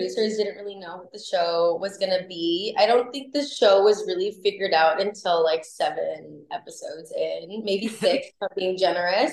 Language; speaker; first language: English; native; English